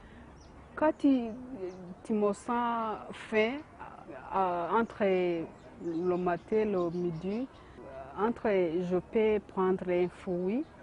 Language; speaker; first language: French; non-native, learner; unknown